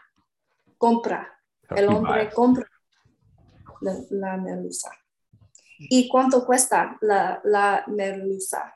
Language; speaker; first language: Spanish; non-native, learner; English